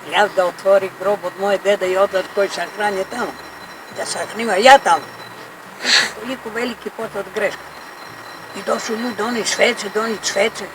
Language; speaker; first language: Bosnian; early bilingual, heritage; Bosnian